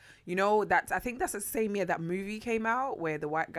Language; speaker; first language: English; early bilingual, other home language; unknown